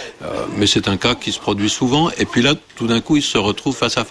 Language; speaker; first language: French; native; French